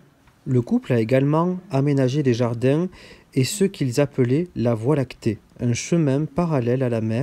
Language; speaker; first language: French; native; French